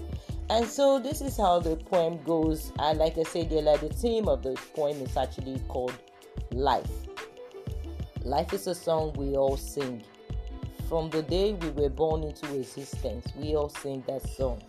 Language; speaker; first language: English; non-native, local second language; Yoruba